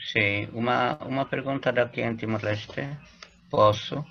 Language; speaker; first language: Portuguese; non-native, learner; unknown